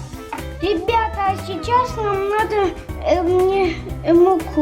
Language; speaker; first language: Russian; early bilingual, heritage; Russian